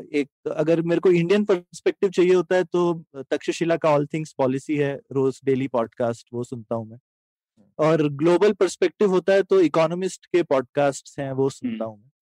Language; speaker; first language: Hindi; native; Hindi